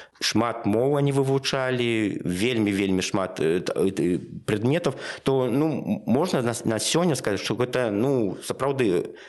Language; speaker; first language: Belarusian; non-native, local second language; Russian